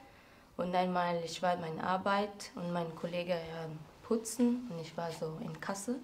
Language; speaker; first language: German; non-native, learner; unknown